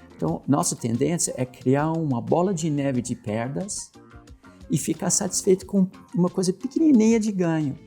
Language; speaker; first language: Portuguese; non-native, fluent; English